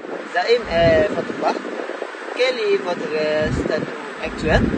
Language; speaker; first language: French; non-native, learner; Malay